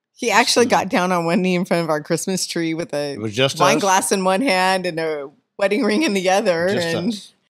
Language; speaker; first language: English; native; English